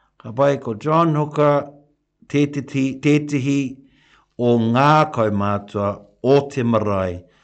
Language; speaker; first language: Māori; non-native, local second language; English